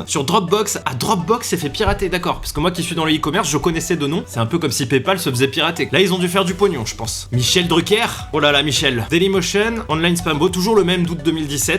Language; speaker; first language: French; native; French